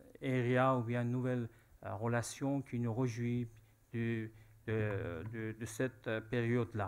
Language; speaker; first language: French; non-native, fluent; Persian